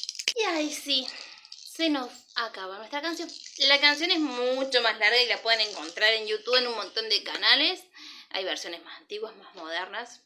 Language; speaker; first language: Spanish; native; Spanish